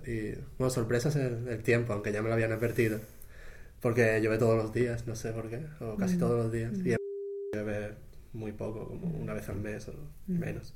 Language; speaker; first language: Spanish; native; Spanish